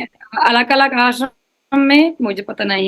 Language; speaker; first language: Hindi; non-native, learner; Spanish